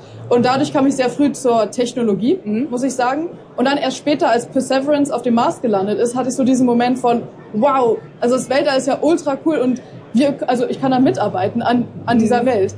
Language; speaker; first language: German; native; German